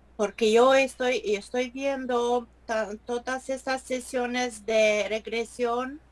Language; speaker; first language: Spanish; non-native, learner; Romanian